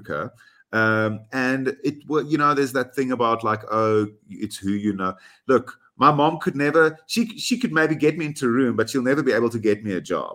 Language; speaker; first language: English; non-native, local second language; Afrikaans